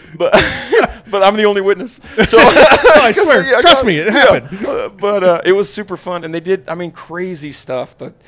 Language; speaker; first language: English; native; English